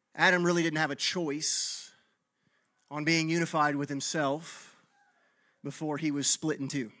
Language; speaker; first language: English; native; English